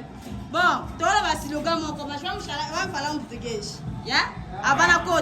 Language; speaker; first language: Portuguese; non-native, learner; Lingala